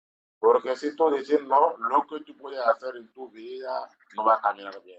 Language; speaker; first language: Spanish; non-native, learner; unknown